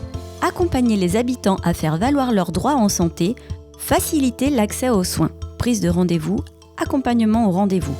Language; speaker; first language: French; native; French